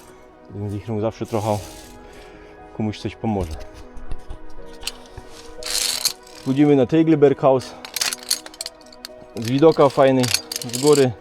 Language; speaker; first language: Polish; non-native, local second language; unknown